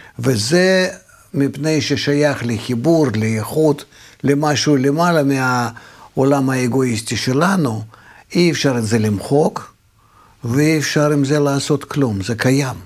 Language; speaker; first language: Hebrew; non-native, fluent; Russian